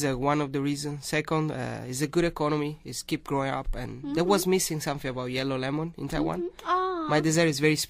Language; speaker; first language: English; non-native, learner; Italian